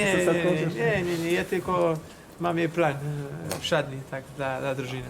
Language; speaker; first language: Polish; non-native, fluent; Portuguese